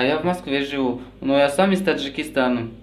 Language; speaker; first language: Russian; non-native, local second language; Tajik